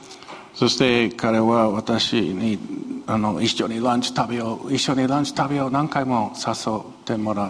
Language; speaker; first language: Japanese; non-native, fluent; Chinese